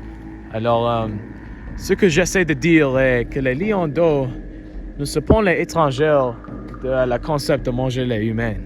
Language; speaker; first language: French; non-native, learner; English